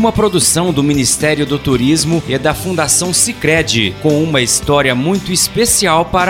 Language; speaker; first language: Portuguese; native; Portuguese